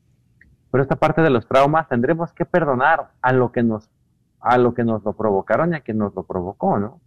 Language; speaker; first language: Spanish; native; Spanish